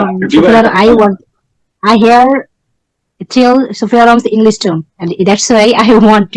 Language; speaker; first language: English; non-native, learner; Bangla